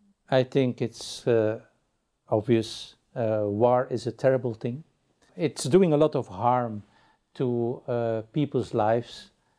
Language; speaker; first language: English; non-native, fluent; Dutch